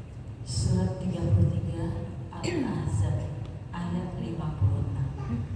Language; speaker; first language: Indonesian; native; Indonesian